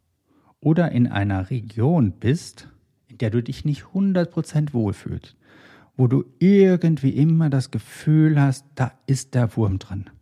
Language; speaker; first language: German; native; German